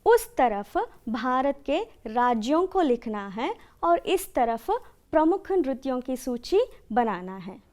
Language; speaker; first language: Hindi; non-native, local second language; Kannada